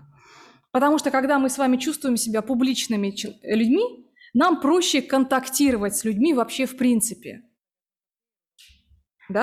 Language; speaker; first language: Russian; native; Russian